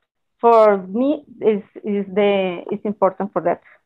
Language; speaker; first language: English; non-native, learner; Spanish